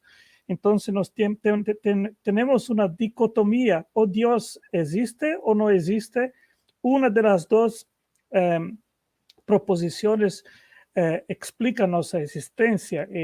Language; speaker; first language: Spanish; non-native, fluent; Portuguese